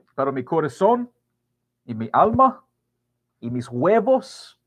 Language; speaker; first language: Spanish; non-native, learner; English